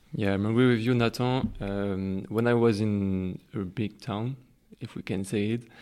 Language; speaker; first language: English; non-native, learner; French